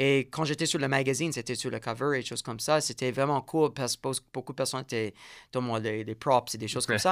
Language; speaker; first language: French; non-native, learner; English